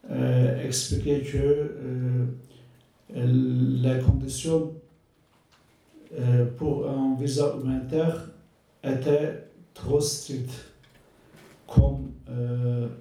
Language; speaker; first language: French; non-native, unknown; Turkish